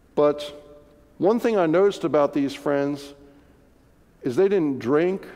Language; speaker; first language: English; native; English